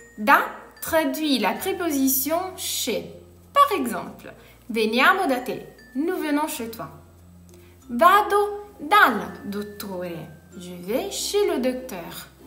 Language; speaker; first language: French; non-native, fluent; Italian